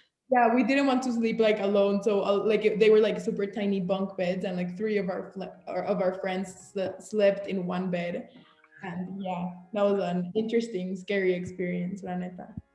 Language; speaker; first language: English; early bilingual, other home language; Spanish